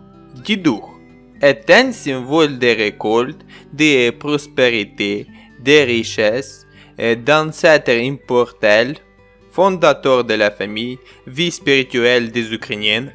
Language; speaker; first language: French; non-native, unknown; Ukrainian